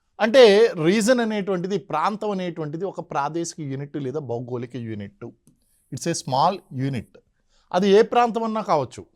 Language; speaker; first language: Telugu; native; Telugu